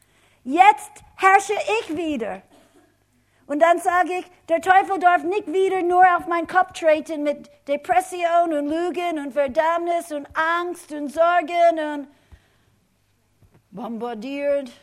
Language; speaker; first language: German; non-native, fluent; English